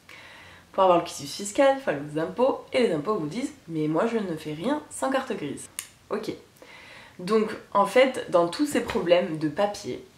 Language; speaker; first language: French; native; French